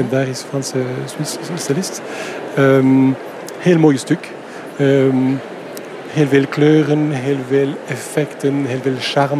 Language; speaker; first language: Dutch; non-native, fluent; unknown